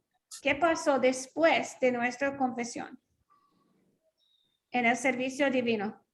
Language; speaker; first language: Spanish; non-native, fluent; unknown